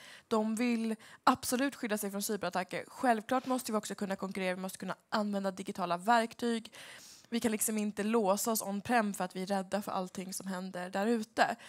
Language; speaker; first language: Swedish; native; Swedish